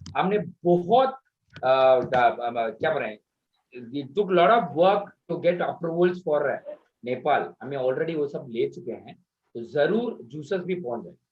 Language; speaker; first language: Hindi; non-native, local second language; Kannada